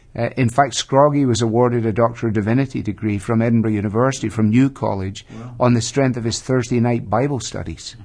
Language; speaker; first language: English; native; English